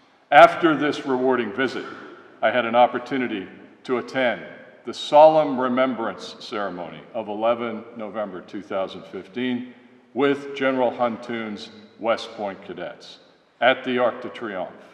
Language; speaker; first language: English; native; English